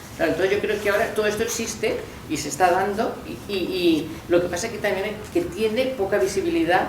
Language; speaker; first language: Spanish; non-native, local second language; Catalan